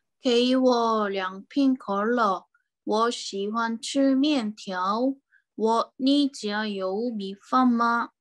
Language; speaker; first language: Chinese; non-native, learner; Korean